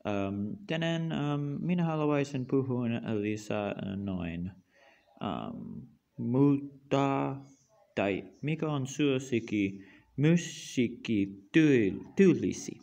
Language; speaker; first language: Finnish; non-native, learner; English